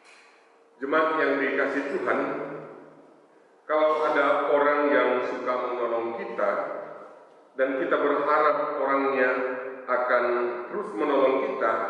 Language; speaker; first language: Indonesian; native; Indonesian